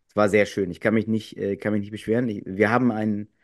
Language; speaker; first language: German; early bilingual, other home language; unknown